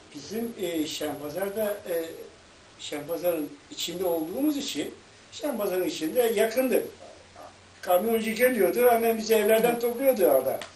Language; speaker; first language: Turkish; native; Turkish